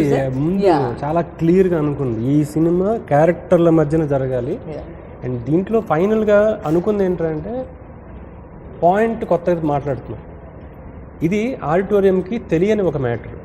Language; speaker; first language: Telugu; native; Telugu